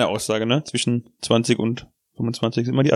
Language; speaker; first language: German; native; German